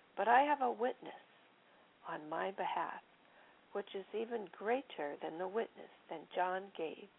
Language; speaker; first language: English; native; English